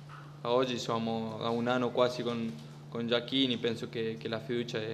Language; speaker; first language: Italian; non-native, fluent; Spanish